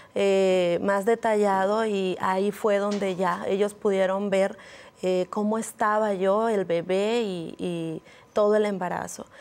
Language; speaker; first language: Spanish; native; Spanish